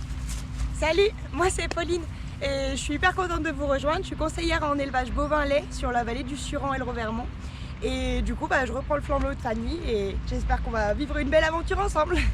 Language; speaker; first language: French; native; French